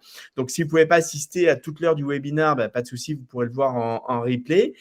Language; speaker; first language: French; native; French